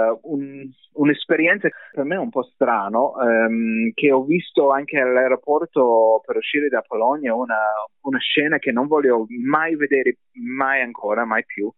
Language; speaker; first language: Italian; non-native, fluent; English